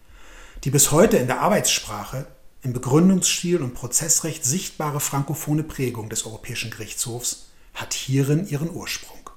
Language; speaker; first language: German; native; German